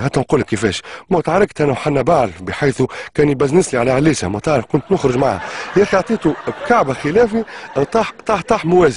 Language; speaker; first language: Arabic; native; Arabic